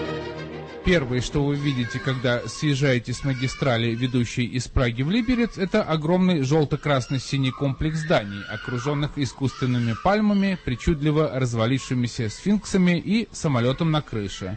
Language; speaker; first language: Russian; native; Russian